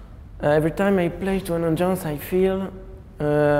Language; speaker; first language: English; non-native, learner; French